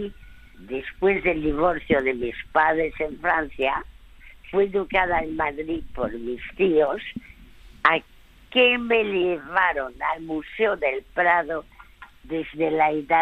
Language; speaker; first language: Spanish; early bilingual, other home language; French